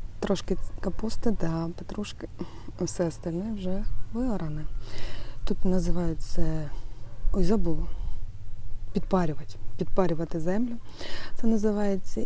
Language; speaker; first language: Ukrainian; native; Ukrainian